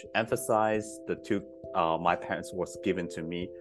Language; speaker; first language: English; non-native, fluent; Chinese